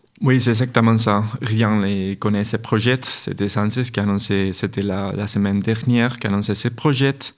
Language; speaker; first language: French; non-native, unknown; Spanish